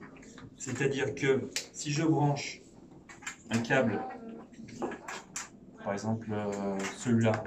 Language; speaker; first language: French; native; French